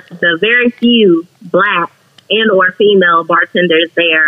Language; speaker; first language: English; native; English